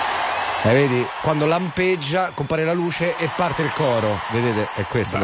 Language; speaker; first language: Italian; native; Italian